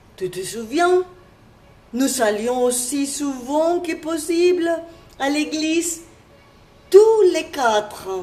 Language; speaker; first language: French; non-native, fluent; Spanish